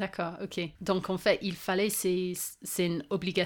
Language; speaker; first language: French; non-native, fluent; English